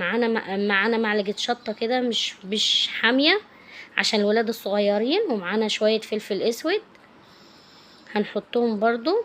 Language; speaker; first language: Arabic; native; Arabic